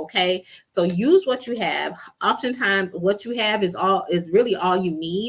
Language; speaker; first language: English; native; English